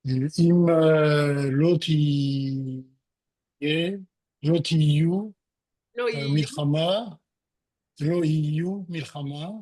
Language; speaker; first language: Hebrew; non-native, learner; French